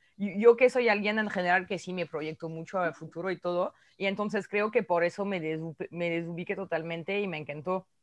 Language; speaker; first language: Spanish; non-native, fluent; French